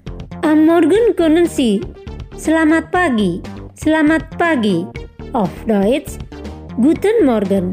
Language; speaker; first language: German; non-native, fluent; Indonesian